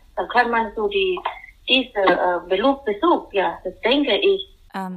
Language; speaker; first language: German; non-native, learner; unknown